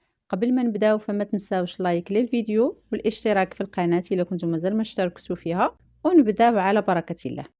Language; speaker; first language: Arabic; native; Arabic